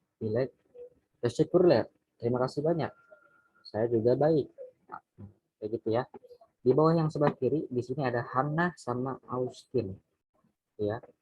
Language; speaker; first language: Indonesian; native; Indonesian